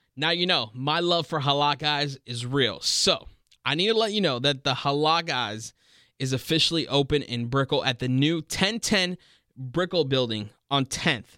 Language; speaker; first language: English; native; English